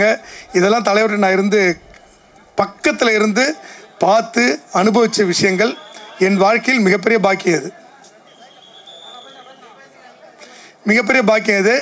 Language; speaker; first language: Tamil; native; Tamil